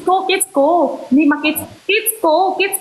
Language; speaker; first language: Filipino; non-native, learner; Korean